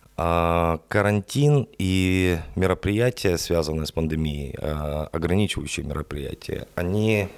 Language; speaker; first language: Russian; native; Russian